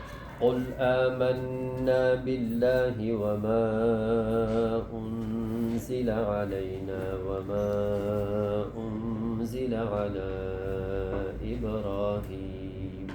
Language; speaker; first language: Arabic; non-native, fluent; Malay